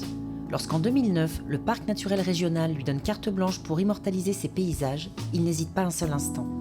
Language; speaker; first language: French; native; French